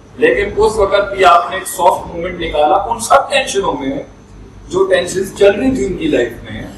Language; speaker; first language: Urdu; non-native, local second language; Punjabi